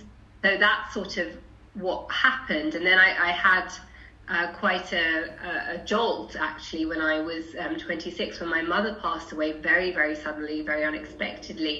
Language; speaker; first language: English; native; English